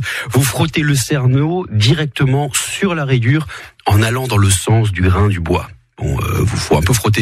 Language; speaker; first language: French; native; French